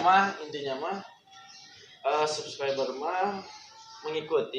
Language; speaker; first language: Indonesian; non-native, local second language; Sundanese